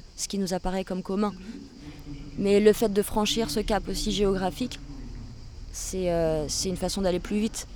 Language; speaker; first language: French; native; French